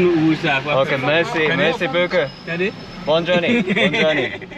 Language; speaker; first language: French; non-native, learner; Japanese